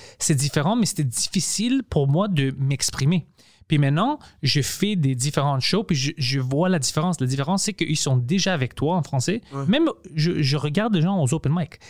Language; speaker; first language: French; non-native, local second language; English